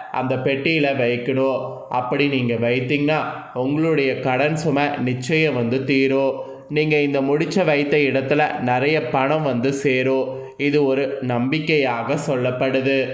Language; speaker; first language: Tamil; native; Tamil